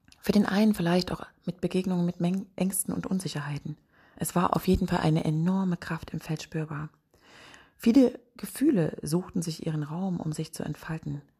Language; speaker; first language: German; native; German